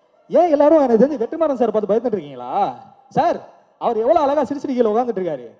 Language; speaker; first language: Tamil; native; Tamil